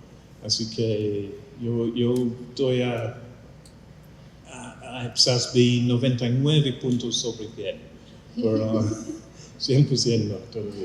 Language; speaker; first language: Spanish; non-native, fluent; English